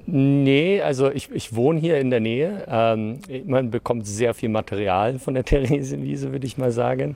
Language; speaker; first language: German; early bilingual, other home language; English